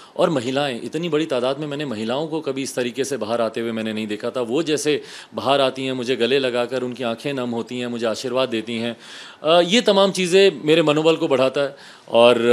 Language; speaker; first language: Hindi; native; Hindi